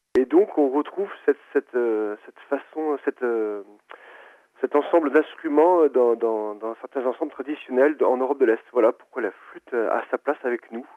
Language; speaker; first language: French; native; French